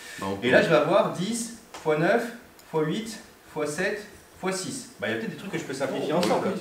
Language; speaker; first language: French; native; French